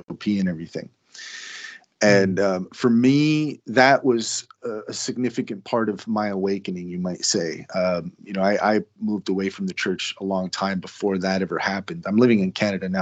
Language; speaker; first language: English; native; English